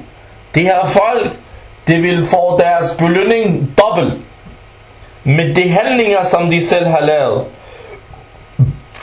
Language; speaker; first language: Danish; non-native, fluent; Arabic